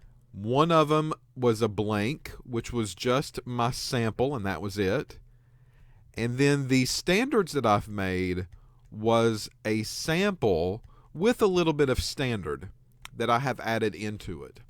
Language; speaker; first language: English; native; English